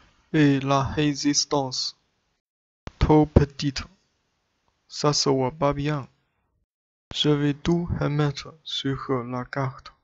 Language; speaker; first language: French; non-native, learner; Chinese